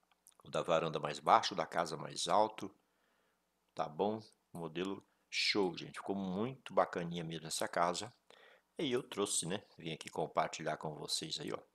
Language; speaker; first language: Portuguese; native; Portuguese